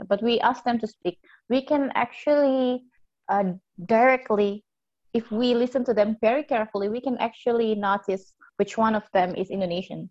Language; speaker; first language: English; non-native, fluent; Indonesian